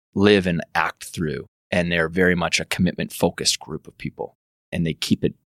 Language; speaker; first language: English; native; English